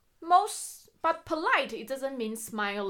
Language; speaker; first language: English; non-native, fluent; Chinese